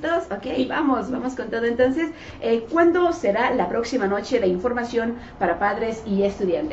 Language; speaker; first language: Spanish; native; Spanish